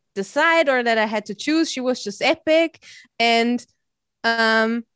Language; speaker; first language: English; non-native, fluent; German